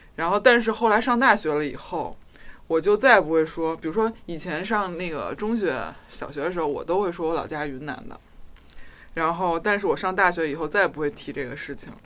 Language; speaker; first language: Chinese; native; Chinese